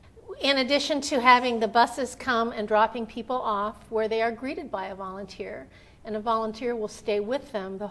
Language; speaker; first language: English; native; English